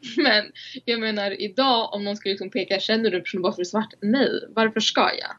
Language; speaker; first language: Swedish; early bilingual, other home language; Somali